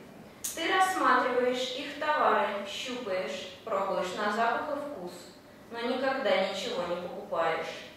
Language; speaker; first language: Russian; native; Russian